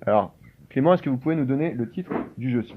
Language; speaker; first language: French; native; French